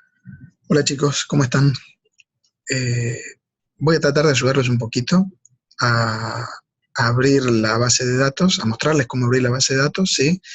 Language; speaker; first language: Spanish; native; Spanish